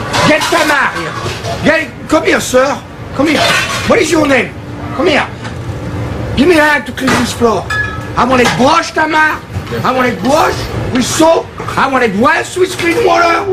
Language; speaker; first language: English; non-native, fluent; French